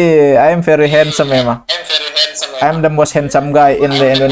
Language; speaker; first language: English; non-native, learner; Indonesian